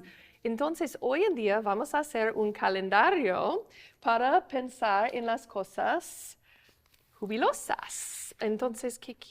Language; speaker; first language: Spanish; non-native, fluent; English